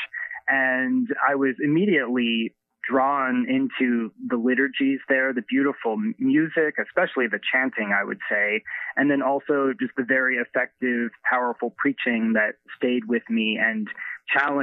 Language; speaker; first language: English; native; English